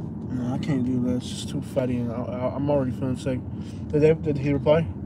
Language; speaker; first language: English; early bilingual, other home language; Spanish